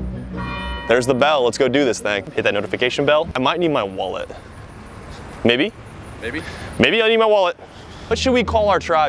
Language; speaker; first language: English; native; English